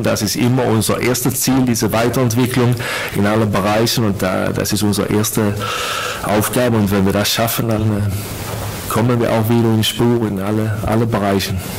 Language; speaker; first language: German; non-native, fluent; Swedish